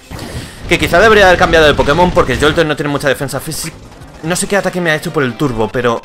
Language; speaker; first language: Spanish; native; Spanish